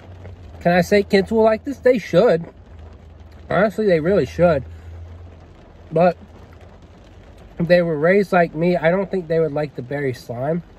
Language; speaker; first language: English; native; English